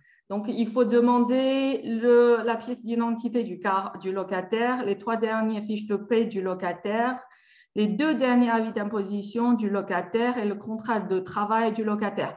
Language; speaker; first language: French; native; French